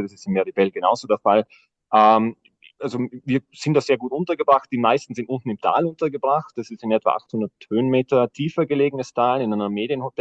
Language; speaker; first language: German; native; German